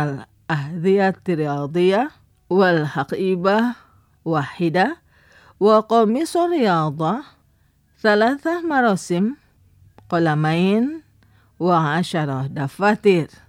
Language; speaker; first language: Arabic; non-native, fluent; Indonesian